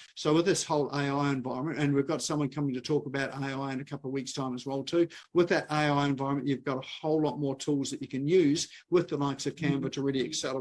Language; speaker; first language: English; native; English